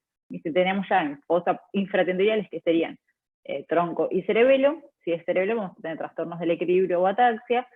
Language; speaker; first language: Spanish; native; Spanish